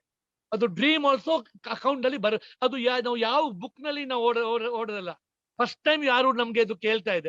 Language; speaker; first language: Kannada; non-native, local second language; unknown